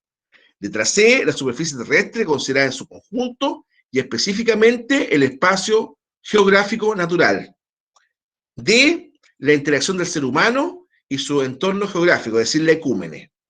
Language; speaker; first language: Spanish; native; Spanish